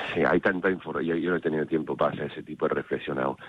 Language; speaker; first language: Spanish; non-native, fluent; English